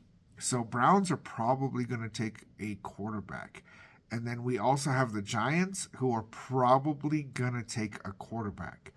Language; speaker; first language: English; native; English